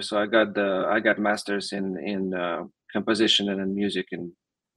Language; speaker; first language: English; non-native, fluent; Russian